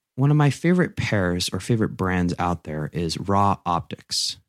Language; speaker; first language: English; native; English